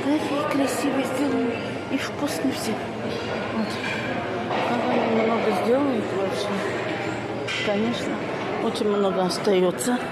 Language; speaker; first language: Russian; non-native, local second language; Tatar